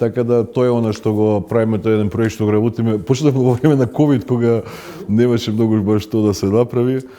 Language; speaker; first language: Macedonian; native; Macedonian